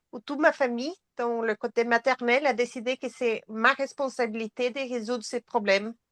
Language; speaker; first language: French; non-native, fluent; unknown